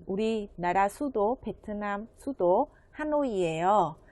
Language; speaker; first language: Korean; non-native, fluent; Vietnamese